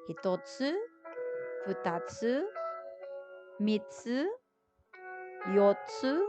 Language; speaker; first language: Japanese; non-native, fluent; Indonesian